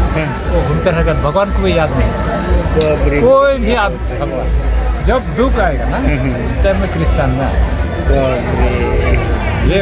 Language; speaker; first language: Hindi; non-native, local second language; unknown